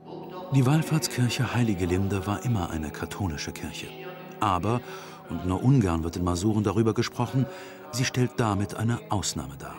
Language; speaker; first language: German; native; German